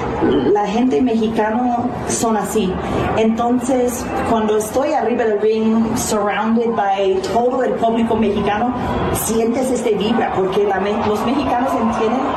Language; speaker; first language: Spanish; non-native, fluent; English